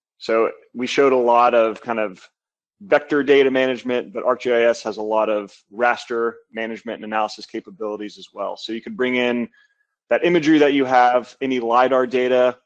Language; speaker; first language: English; native; English